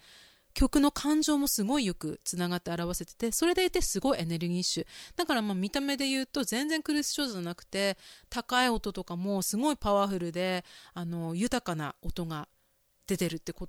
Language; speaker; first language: Japanese; native; Japanese